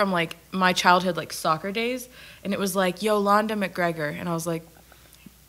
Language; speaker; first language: English; non-native, local second language; Afrikaans